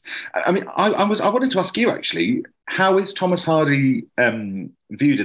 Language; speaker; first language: English; native; English